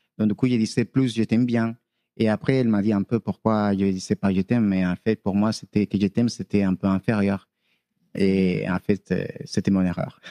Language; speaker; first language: French; non-native, fluent; Spanish